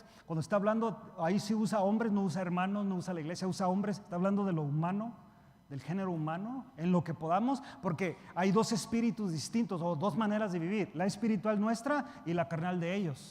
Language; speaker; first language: Spanish; early bilingual, heritage; Spanish